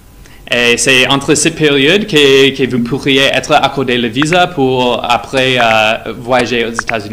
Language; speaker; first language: French; non-native, fluent; English